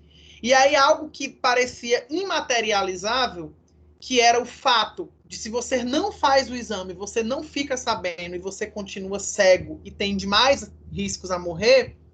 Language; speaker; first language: Portuguese; native; Portuguese